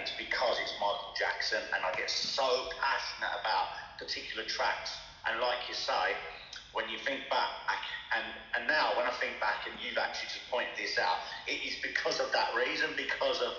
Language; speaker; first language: English; native; English